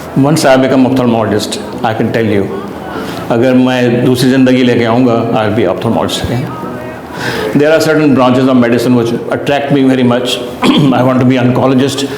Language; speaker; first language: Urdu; non-native, local second language; Sindhi